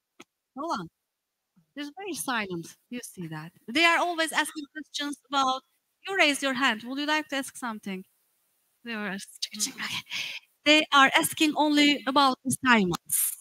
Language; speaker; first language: English; non-native, fluent; Turkish